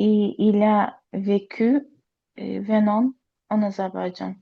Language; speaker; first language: French; non-native, learner; Azerbaijani